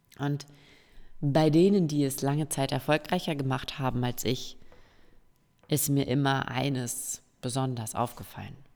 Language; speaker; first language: German; native; German